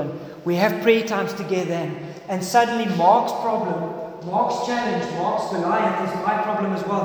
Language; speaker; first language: English; non-native, local second language; Afrikaans